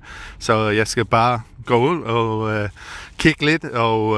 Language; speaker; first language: Danish; non-native, learner; English